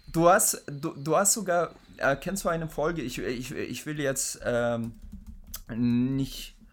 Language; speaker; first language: German; native; German